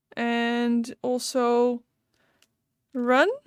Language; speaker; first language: English; non-native, fluent; Dutch